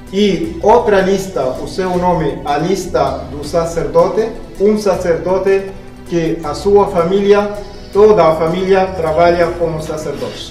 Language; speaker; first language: Portuguese; non-native, fluent; Arabic